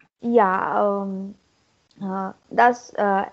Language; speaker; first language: German; non-native, learner; Marathi